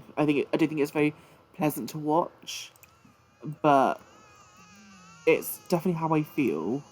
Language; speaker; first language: English; native; English